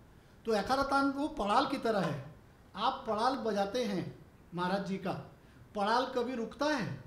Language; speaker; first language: Hindi; native; Hindi